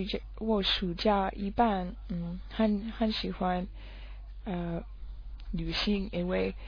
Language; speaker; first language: Chinese; non-native, learner; English